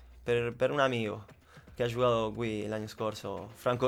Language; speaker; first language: Italian; non-native, learner; Spanish